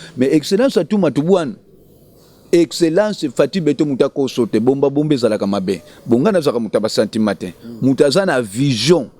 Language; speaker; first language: Lingala; non-native, local second language; Kongo